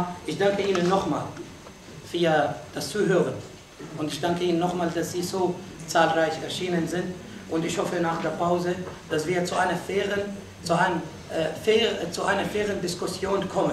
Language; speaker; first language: German; non-native, fluent; Arabic